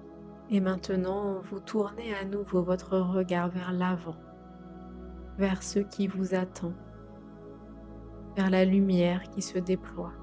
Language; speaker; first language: French; native; French